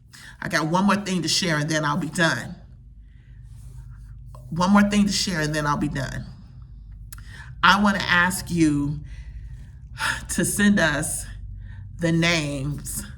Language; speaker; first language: English; native; English